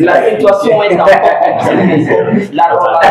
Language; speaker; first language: French; non-native, fluent; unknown